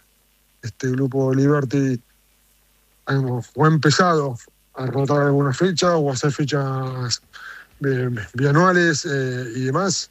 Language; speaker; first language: Spanish; native; Spanish